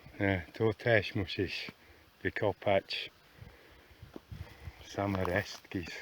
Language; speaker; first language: Polish; non-native, learner; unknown